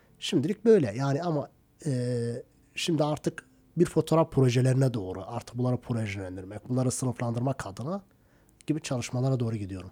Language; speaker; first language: Turkish; non-native, local second language; Kurdish